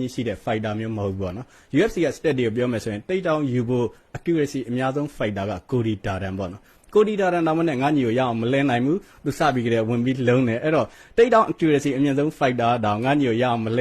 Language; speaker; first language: Burmese; native; Burmese